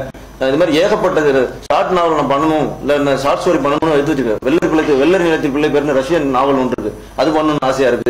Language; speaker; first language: Tamil; native; Tamil